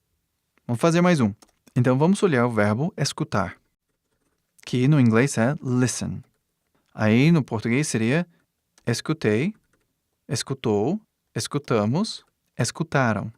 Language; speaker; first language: Portuguese; non-native, fluent; English